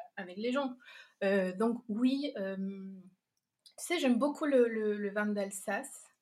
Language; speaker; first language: French; non-native, fluent; Spanish